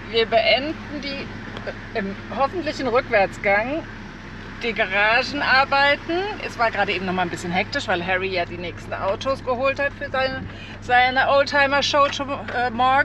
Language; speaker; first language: German; native; German